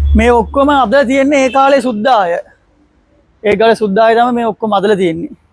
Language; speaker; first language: Sinhala; non-native, local second language; Tamil